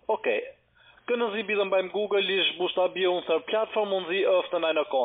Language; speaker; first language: German; non-native, learner; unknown